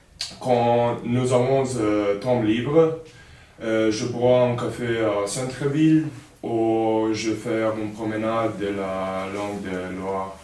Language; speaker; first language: French; non-native, learner; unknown